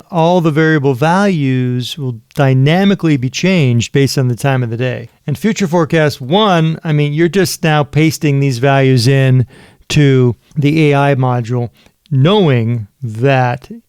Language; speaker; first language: English; native; English